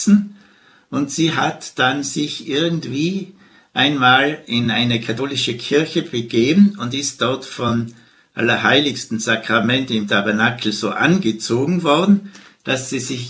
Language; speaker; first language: German; native; German